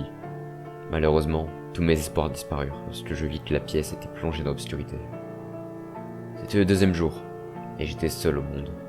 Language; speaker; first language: French; native; French